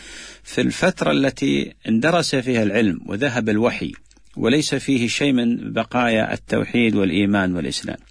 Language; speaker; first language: Arabic; native; Arabic